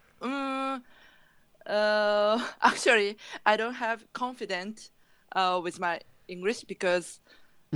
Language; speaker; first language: English; non-native, learner; Japanese